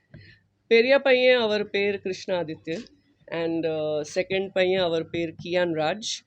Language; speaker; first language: Tamil; non-native, fluent; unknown